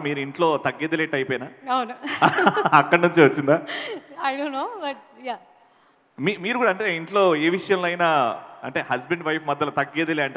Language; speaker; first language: Telugu; native; Telugu